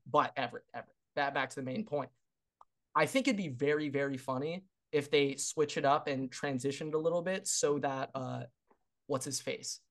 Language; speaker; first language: English; native; English